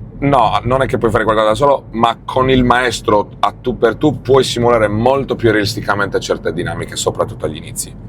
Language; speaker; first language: Italian; native; Italian